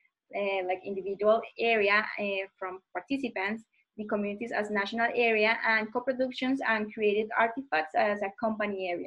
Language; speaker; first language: English; non-native, fluent; Spanish